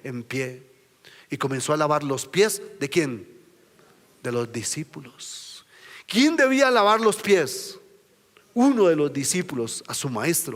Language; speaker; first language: Spanish; native; Spanish